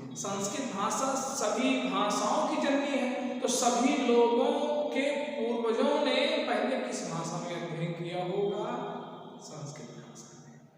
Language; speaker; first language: Hindi; native; Hindi